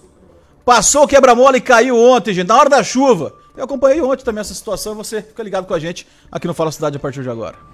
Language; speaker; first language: Portuguese; native; Portuguese